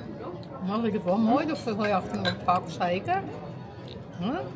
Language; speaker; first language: Dutch; native; Dutch